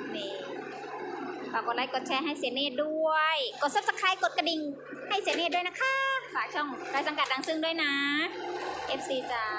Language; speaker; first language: Thai; native; Thai